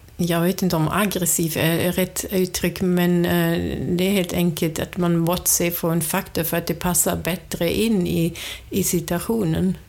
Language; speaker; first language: Swedish; non-native, fluent; German